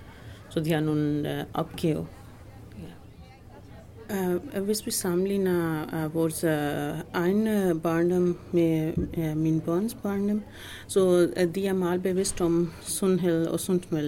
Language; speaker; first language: Danish; non-native, fluent; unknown